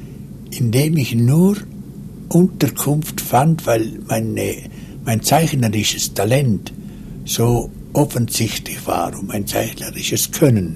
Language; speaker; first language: German; non-native, local second language; Romansh